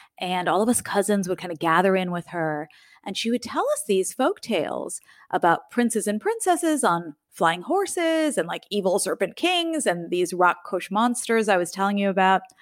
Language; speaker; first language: English; native; English